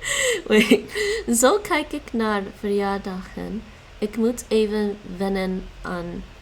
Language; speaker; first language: Dutch; non-native, learner; English